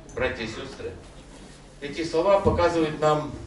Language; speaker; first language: Russian; non-native, local second language; Ukrainian